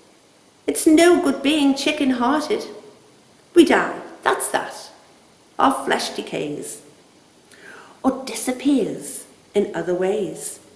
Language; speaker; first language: English; native; English